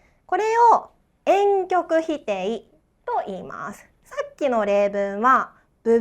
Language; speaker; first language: Japanese; non-native, fluent; Chinese